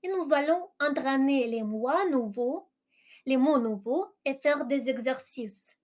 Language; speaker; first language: French; non-native, fluent; Ukrainian